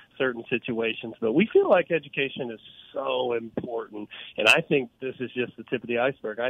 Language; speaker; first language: English; native; English